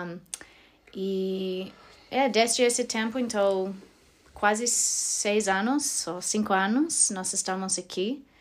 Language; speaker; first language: Portuguese; non-native, learner; English